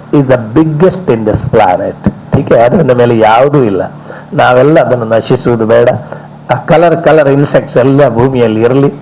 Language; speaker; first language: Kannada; non-native, local second language; Malayalam